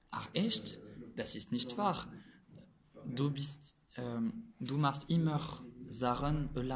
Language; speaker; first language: German; non-native, learner; French